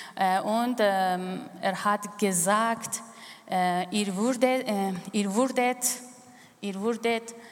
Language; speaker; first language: German; non-native, fluent; Persian